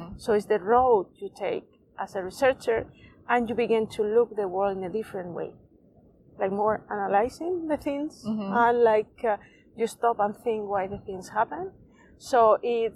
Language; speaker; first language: English; non-native, fluent; Spanish